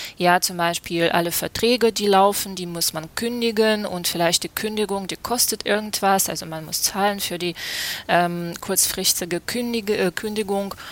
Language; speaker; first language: German; non-native, fluent; Russian